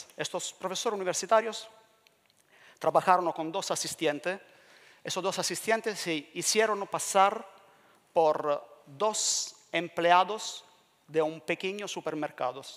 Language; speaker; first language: Spanish; non-native, learner; Italian